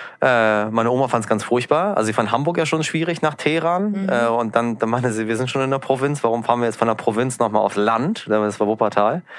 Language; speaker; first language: German; early bilingual, other home language; Persian